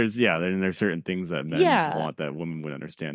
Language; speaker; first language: English; native; English